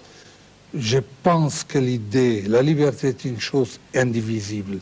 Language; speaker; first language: French; non-native, fluent; Czech